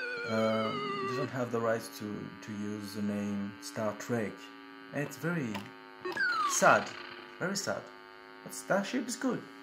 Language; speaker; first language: English; non-native, learner; French